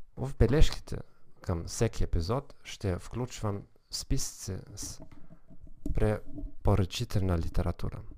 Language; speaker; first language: Bulgarian; non-native, learner; German